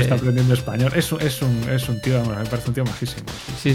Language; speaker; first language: Spanish; native; Spanish